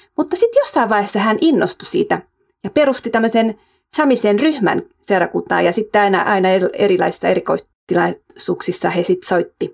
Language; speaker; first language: Finnish; early bilingual, heritage; Finnish